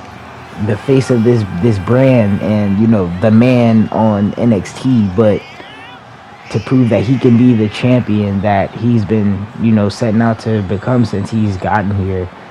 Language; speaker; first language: English; native; English